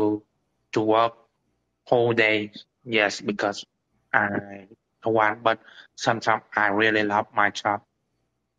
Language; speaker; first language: English; non-native, learner; Vietnamese